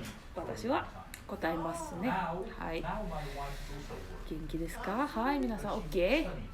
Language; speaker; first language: Japanese; non-native, learner; Russian